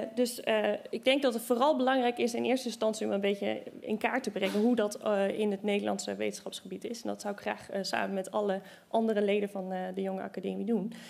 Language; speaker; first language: Dutch; native; Dutch